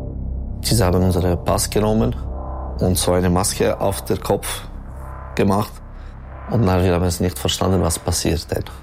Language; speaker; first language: German; non-native, local second language; French